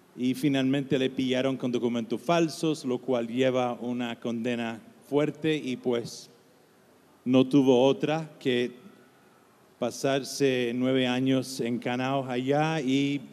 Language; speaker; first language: Spanish; non-native, fluent; English